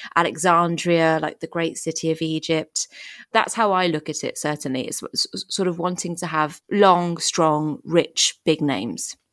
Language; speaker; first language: English; early bilingual, other home language; French